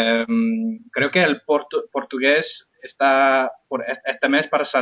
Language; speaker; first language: Spanish; non-native, fluent; English